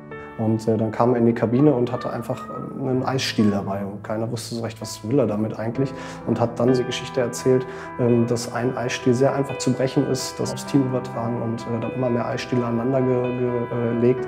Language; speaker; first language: German; native; German